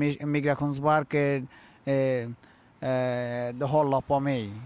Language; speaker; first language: Swedish; non-native, learner; Bangla